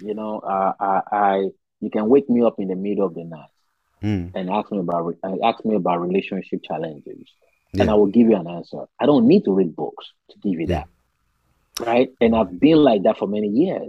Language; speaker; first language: English; non-native, local second language; Yoruba